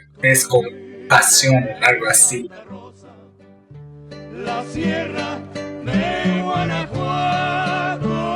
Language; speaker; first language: Spanish; non-native, learner; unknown